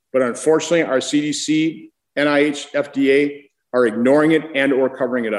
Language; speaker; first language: English; native; English